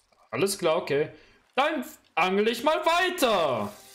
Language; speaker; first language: German; native; German